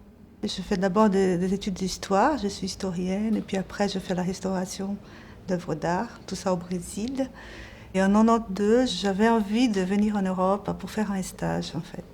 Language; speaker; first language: French; non-native, fluent; Portuguese